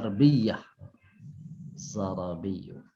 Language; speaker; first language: Arabic; non-native, fluent; Indonesian